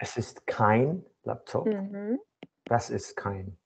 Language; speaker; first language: German; non-native, learner; Azerbaijani